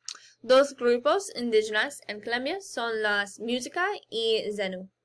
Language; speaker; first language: Spanish; non-native, learner; English